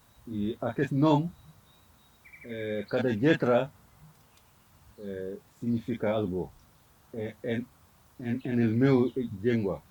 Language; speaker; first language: Catalan; non-native, learner; Fula